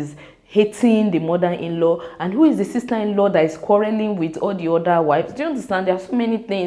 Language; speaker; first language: English; non-native, local second language; Yoruba